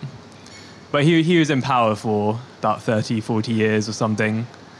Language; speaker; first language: English; native; English